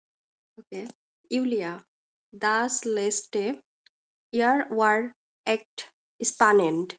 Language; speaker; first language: German; non-native, learner; Bangla